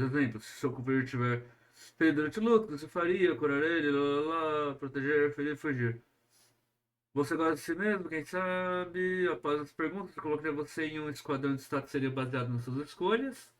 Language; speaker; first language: Portuguese; native; Portuguese